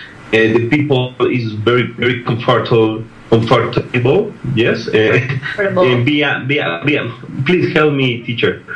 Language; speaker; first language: English; non-native, learner; Spanish